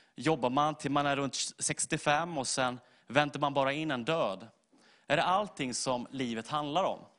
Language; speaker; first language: Swedish; native; Swedish